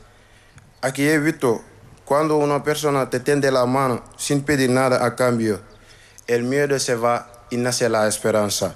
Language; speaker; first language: Spanish; non-native, learner; Wolof